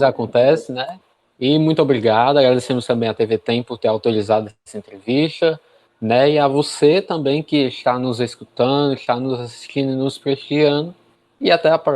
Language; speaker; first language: Portuguese; native; Portuguese